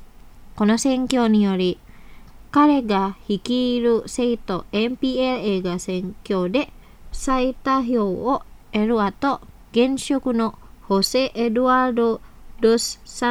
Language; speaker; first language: Japanese; non-native, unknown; Indonesian